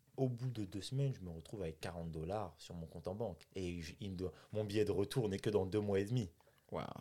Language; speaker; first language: French; native; French